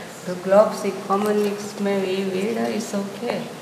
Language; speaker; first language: German; non-native, learner; Telugu